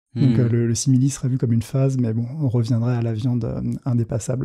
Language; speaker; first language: French; native; French